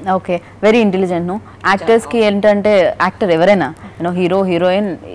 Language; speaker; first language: Telugu; native; Telugu